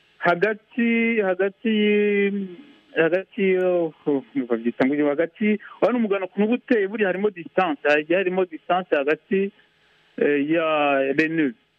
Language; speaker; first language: Kinyarwanda; early bilingual, heritage; Kinyarwanda